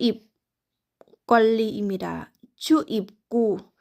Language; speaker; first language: Korean; non-native, learner; Thai